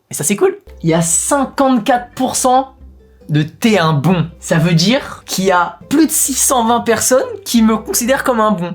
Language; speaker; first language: French; native; French